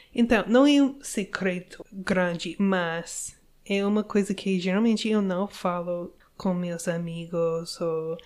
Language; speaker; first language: Portuguese; non-native, fluent; English